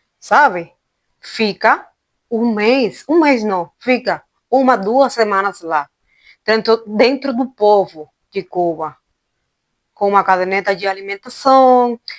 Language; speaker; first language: Portuguese; non-native, fluent; Spanish